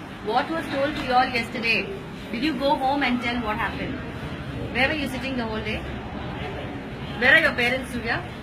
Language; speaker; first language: English; non-native, local second language; Tamil